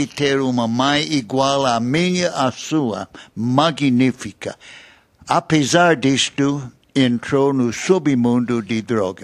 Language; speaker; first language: Portuguese; non-native, learner; English